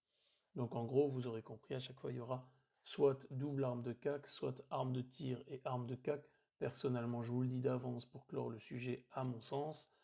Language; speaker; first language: French; native; French